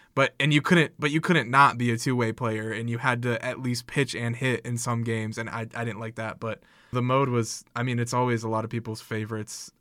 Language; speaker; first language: English; native; English